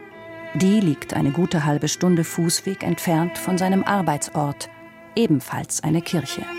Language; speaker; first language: German; native; German